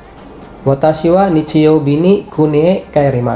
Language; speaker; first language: Japanese; non-native, fluent; English